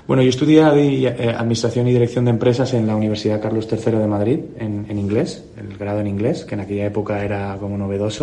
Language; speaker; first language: Spanish; native; Spanish